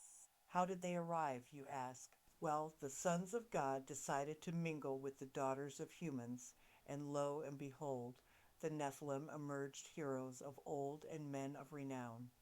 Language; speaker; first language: English; native; English